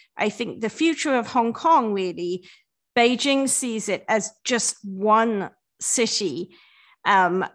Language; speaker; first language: English; native; English